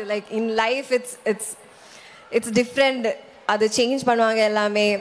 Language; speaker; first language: Tamil; non-native, local second language; Malayalam